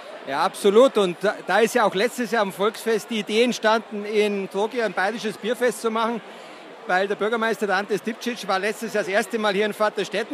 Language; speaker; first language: German; native; German